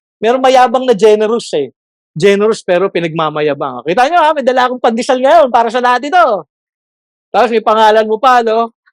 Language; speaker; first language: Filipino; non-native, local second language; Iloko